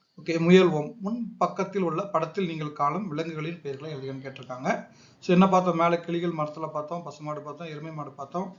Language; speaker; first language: Tamil; native; Tamil